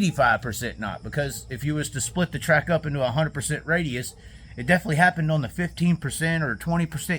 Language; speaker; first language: English; native; English